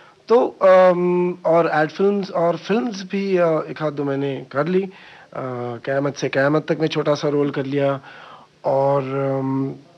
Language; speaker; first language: Hindi; non-native, local second language; Marathi